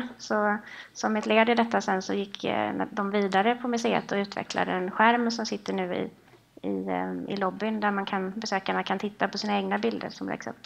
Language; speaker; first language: Swedish; native; Swedish